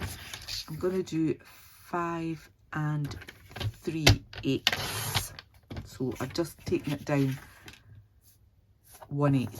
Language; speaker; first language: English; native; English